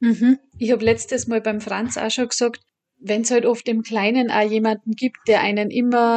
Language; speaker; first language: German; native; German